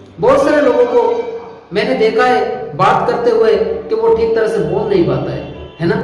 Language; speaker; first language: Hindi; non-native, local second language; Bangla